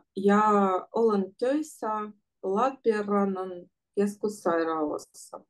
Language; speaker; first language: Finnish; non-native, learner; Russian